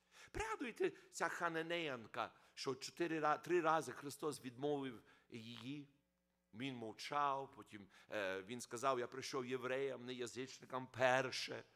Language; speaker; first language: Ukrainian; early bilingual, heritage; Ukrainian